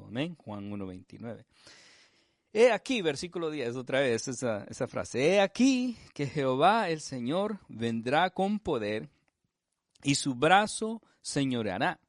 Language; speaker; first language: Spanish; native; Spanish